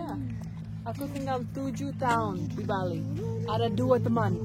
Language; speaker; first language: Indonesian; non-native, learner; English